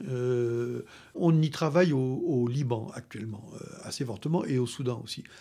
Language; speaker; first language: French; native; French